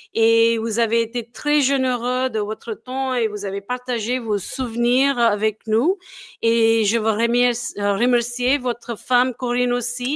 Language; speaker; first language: French; non-native, fluent; English